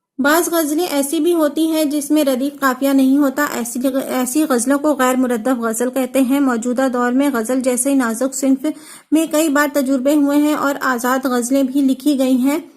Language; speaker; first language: Urdu; native; Urdu